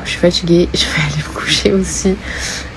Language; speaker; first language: French; native; French